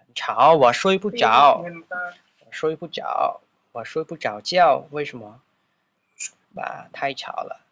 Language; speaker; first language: Chinese; non-native, fluent; Khmer